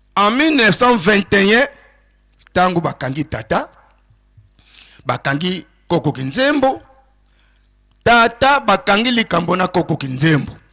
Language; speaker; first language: Lingala; non-native, local second language; Kongo